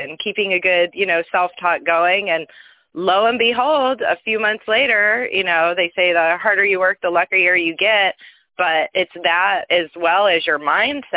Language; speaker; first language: English; native; English